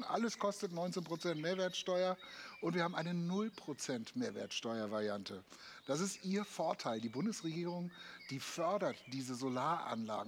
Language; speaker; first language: German; native; German